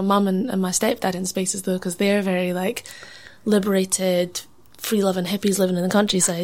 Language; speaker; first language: English; native; English